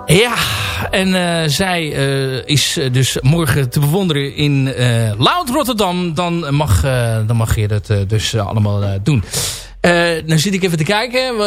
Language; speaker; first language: Dutch; native; Dutch